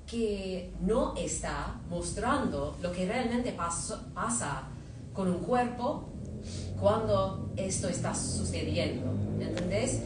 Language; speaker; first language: Spanish; non-native, fluent; English